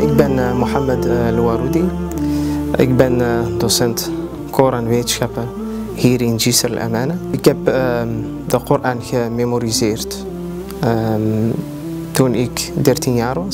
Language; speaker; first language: Dutch; early bilingual, other home language; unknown